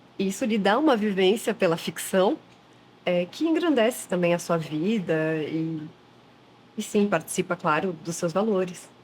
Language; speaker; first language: Portuguese; non-native, fluent; French